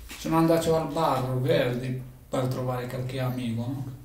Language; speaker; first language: Italian; non-native, learner; Arabic